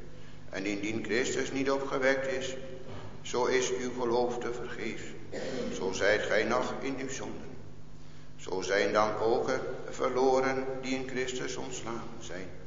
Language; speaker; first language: Dutch; native; Dutch